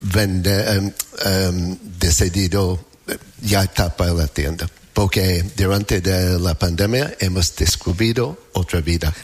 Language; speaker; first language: Spanish; non-native, learner; English